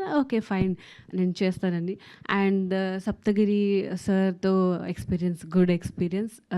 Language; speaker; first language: Telugu; non-native, fluent; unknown